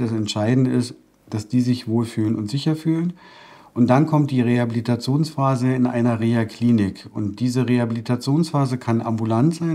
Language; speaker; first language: German; native; German